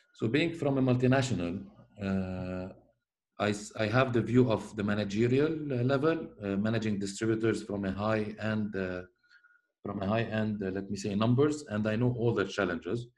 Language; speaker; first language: English; non-native, fluent; Arabic